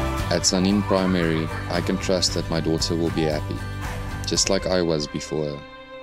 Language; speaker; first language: English; non-native, local second language; Afrikaans